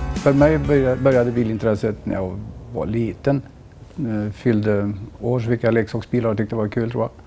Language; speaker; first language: Swedish; native; Swedish